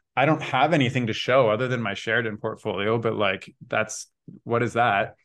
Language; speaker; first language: English; native; English